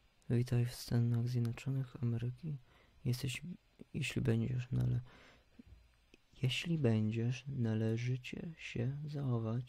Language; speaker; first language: Polish; early bilingual, heritage; Polish